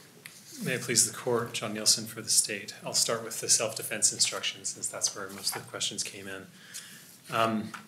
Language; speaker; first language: English; native; English